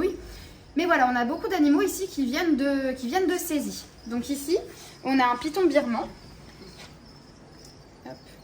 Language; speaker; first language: French; native; French